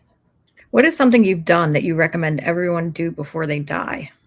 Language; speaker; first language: English; native; English